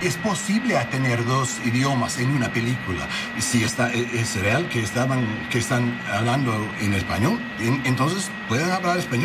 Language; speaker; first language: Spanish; non-native, learner; English